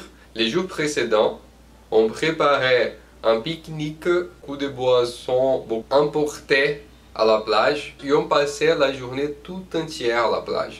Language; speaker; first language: French; non-native, fluent; Portuguese